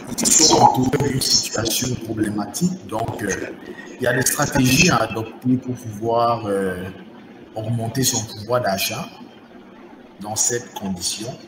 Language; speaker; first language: French; non-native, fluent; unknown